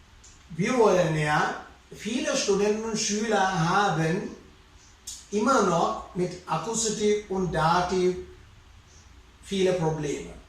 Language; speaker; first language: German; non-native, fluent; Sinhala